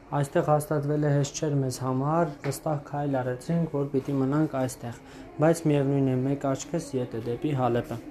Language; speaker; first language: Armenian; early bilingual, heritage; Armenian